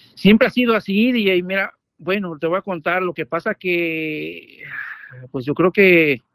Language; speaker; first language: Spanish; native; Spanish